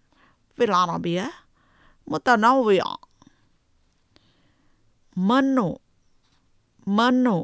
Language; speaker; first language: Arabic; non-native, learner; Indonesian